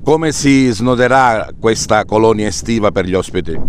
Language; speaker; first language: Italian; native; Italian